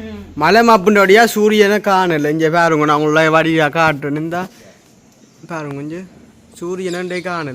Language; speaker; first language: Tamil; native; Tamil